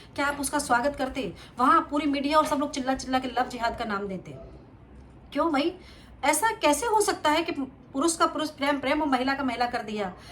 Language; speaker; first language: Hindi; native; Hindi